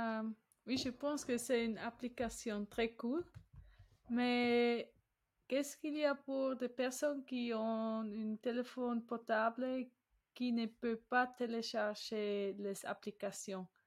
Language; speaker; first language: French; non-native, learner; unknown